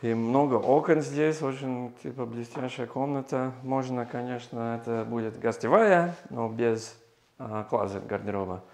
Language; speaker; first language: Russian; non-native, learner; English